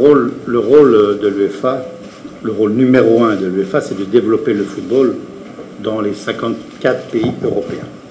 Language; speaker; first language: French; native; French